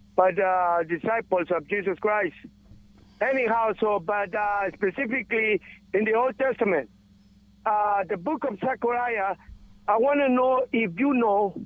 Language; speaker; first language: English; non-native, learner; Spanish